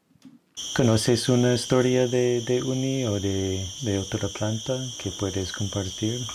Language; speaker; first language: Spanish; non-native, fluent; English